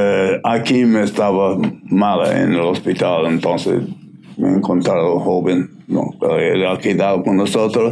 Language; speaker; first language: Spanish; non-native, learner; English